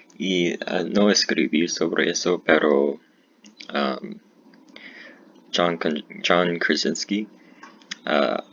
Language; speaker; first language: Spanish; non-native, learner; English